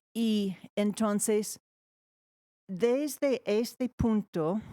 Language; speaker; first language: Spanish; non-native, fluent; English